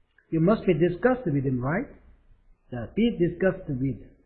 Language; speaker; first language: English; non-native, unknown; Korean